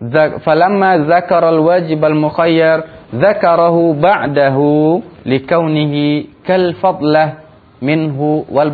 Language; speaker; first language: Arabic; non-native, fluent; Indonesian